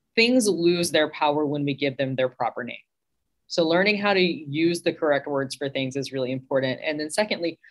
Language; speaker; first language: English; native; English